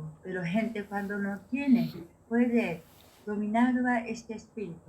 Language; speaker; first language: Spanish; non-native, learner; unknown